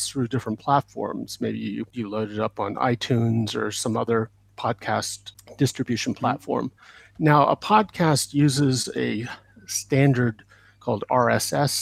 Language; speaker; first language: English; native; English